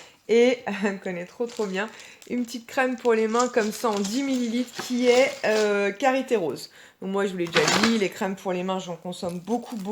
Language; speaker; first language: French; native; French